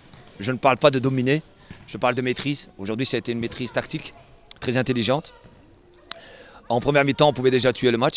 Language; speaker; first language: French; native; French